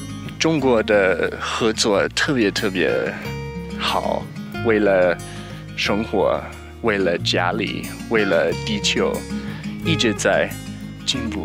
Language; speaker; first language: Chinese; non-native, learner; English